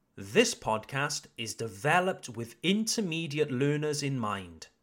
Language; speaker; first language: English; native; English